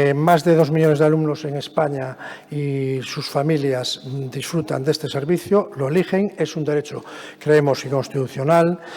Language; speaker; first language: Spanish; native; Spanish